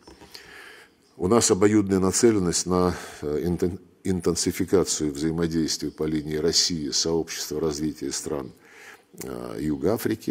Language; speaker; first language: Russian; native; Russian